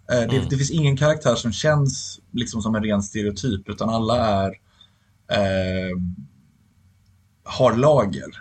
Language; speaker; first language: Swedish; native; Swedish